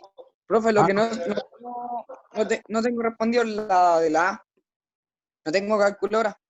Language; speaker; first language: Spanish; native; Spanish